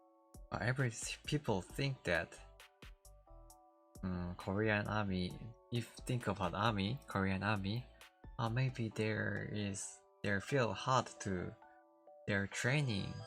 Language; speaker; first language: English; non-native, learner; Korean